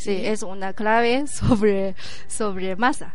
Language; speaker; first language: Spanish; non-native, learner; Chinese